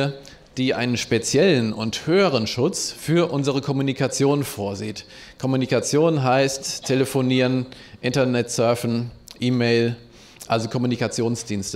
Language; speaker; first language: German; native; German